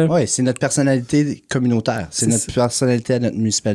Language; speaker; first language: French; native; French